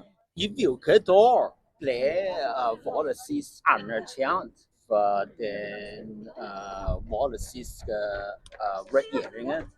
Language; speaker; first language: Norwegian; non-native, learner; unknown